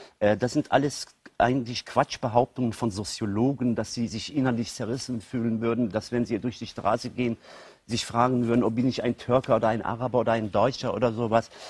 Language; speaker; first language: German; early bilingual, other home language; Turkish